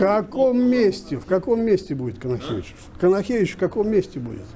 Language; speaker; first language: Russian; native; Russian